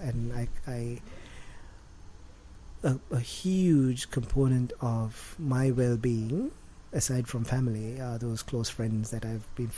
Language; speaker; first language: English; non-native, local second language; Sinhala